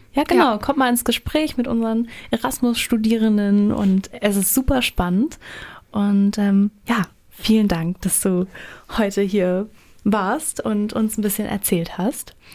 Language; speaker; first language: German; native; German